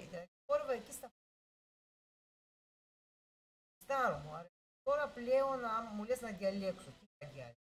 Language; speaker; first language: Greek; non-native, learner; Russian